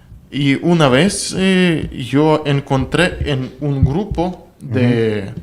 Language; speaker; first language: Spanish; non-native, learner; Russian